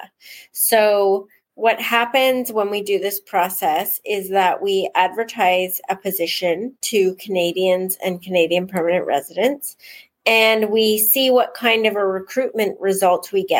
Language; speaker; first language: English; native; English